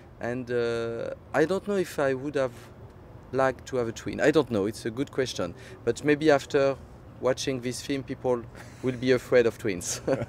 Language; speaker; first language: English; non-native, fluent; French